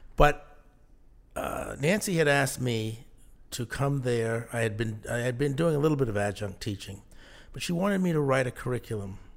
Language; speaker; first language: English; native; English